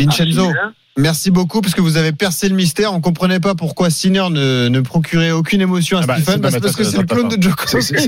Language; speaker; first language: French; native; French